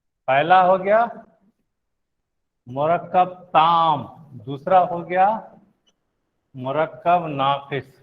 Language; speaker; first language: Urdu; native; Urdu